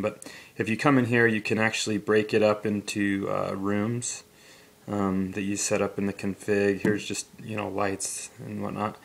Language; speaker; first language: English; native; English